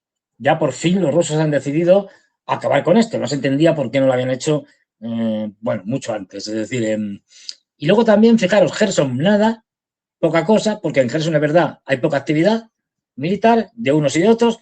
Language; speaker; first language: Spanish; native; Spanish